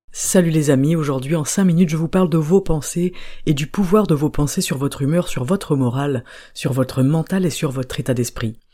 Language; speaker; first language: French; native; French